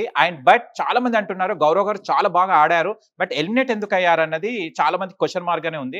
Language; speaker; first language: Telugu; native; Telugu